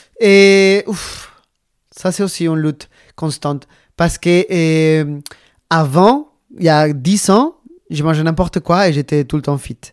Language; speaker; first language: French; non-native, fluent; Spanish